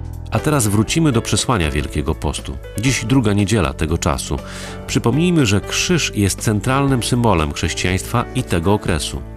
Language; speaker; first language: Polish; native; Polish